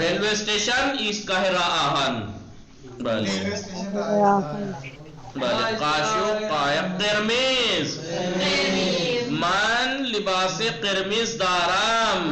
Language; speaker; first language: Persian; non-native, fluent; Urdu